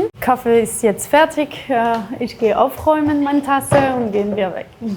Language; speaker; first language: German; non-native, fluent; French